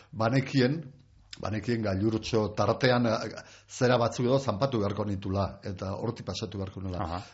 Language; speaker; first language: Basque; non-native, local second language; Spanish